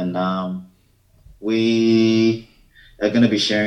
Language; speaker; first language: English; non-native, local second language; Yoruba